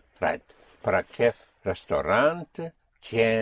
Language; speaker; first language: Spanish; non-native, fluent; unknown